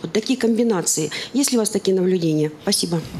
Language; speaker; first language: Russian; native; Russian